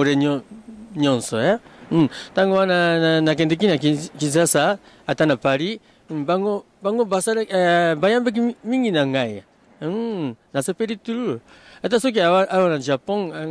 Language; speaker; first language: Lingala; non-native, fluent; Japanese